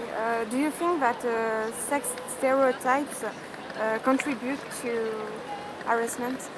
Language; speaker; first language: English; non-native, learner; French